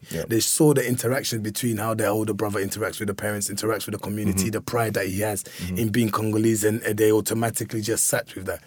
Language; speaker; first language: English; early bilingual, other home language; Lingala